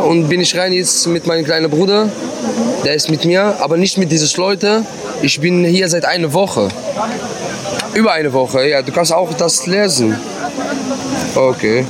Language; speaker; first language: German; non-native, learner; Arabic